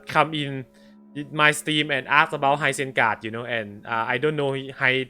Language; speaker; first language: English; non-native, learner; Thai